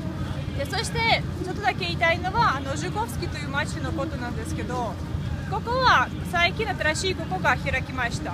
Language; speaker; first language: Japanese; non-native, fluent; Russian